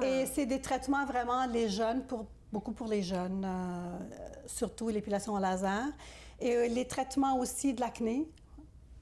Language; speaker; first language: French; native; French